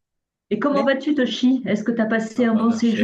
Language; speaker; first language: French; native; French